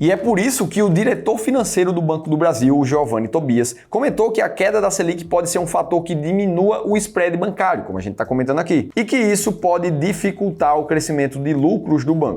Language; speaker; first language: Portuguese; native; Portuguese